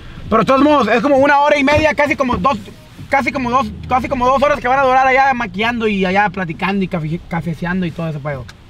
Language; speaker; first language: Spanish; early bilingual, heritage; Spanish